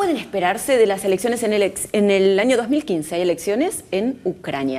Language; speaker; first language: Spanish; native; Spanish